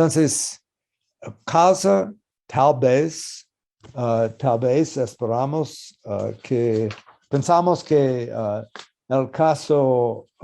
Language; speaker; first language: Spanish; non-native, learner; English